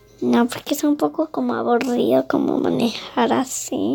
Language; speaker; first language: Spanish; early bilingual, heritage; Spanish